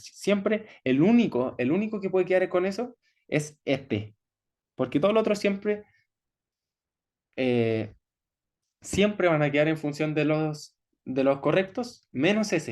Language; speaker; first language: Spanish; native; Spanish